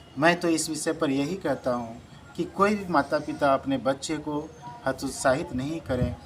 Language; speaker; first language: Hindi; native; Hindi